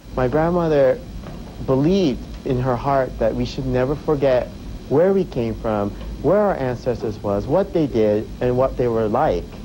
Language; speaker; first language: English; early bilingual, other home language; Japanese